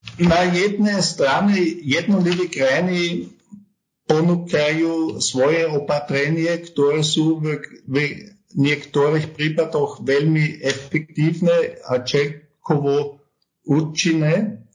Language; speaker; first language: Slovak; non-native, learner; German